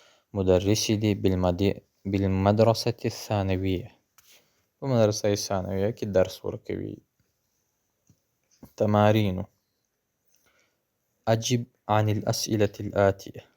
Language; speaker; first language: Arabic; non-native, fluent; Pashto